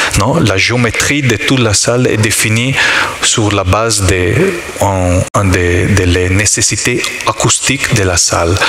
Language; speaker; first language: French; non-native, learner; Italian